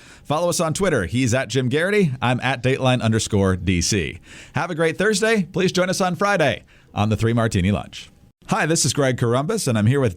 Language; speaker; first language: English; native; English